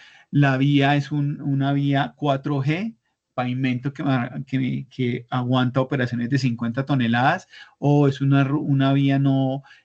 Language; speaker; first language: Spanish; native; Spanish